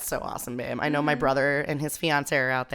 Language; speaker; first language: English; native; English